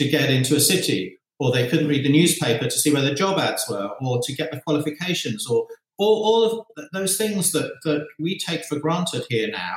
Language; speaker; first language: English; native; English